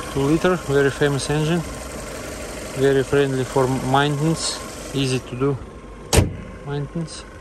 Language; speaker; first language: English; non-native, learner; Russian